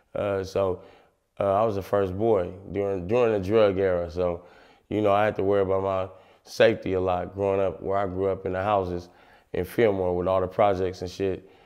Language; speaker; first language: English; native; English